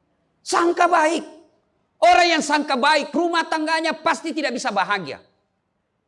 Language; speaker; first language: Indonesian; native; Indonesian